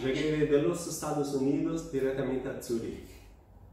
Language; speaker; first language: Spanish; non-native, fluent; Portuguese